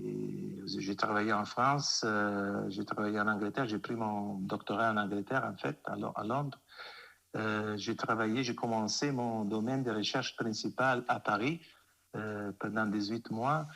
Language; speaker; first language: French; non-native, fluent; Italian